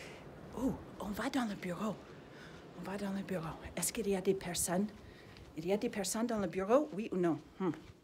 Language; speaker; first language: French; non-native, fluent; English